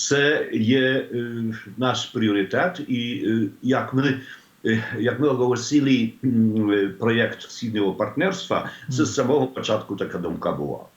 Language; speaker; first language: Ukrainian; non-native, learner; Polish